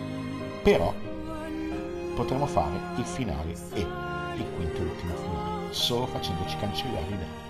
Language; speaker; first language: Italian; native; Italian